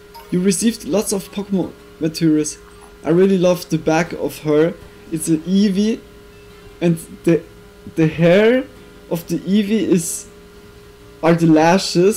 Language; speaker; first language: English; non-native, fluent; Swiss German